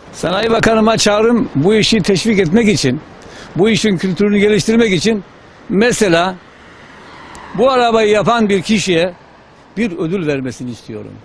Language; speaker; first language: Turkish; native; Turkish